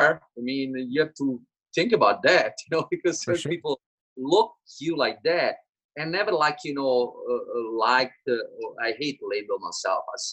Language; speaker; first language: English; non-native, fluent; Italian